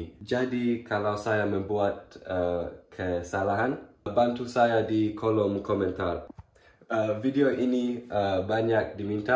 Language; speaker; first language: Indonesian; early bilingual, heritage; English